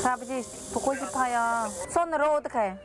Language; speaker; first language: Korean; non-native, learner; Khmer